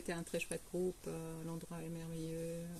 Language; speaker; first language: French; non-native, fluent; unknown